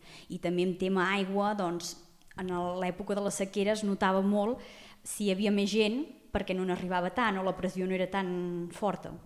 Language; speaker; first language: Catalan; native; Catalan